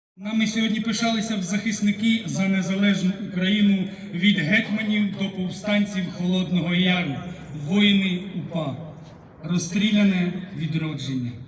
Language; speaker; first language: Ukrainian; native; Ukrainian